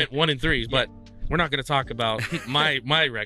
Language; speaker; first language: English; native; English